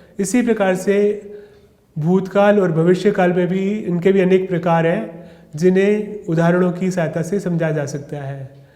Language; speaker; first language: Hindi; non-native, local second language; Sindhi